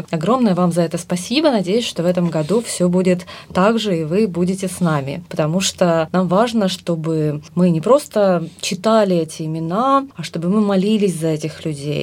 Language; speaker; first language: Russian; native; Russian